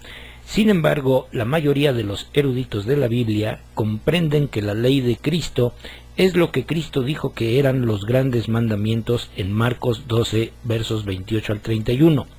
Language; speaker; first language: Spanish; native; Spanish